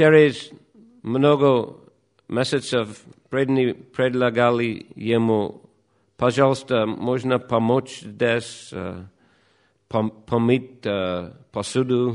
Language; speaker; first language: Russian; non-native, fluent; English